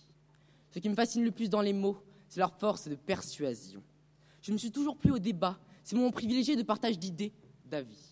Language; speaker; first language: French; non-native, fluent; Romanian